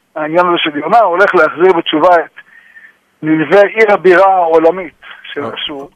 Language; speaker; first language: Hebrew; native; Hebrew